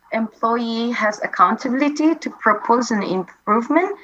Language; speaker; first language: English; non-native, fluent; Indonesian